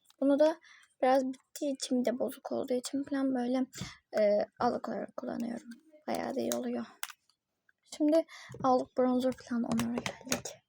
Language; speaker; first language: Turkish; native; Turkish